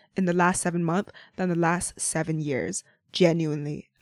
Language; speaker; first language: English; non-native, local second language; Cantonese